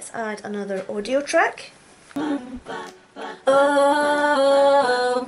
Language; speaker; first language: English; native; English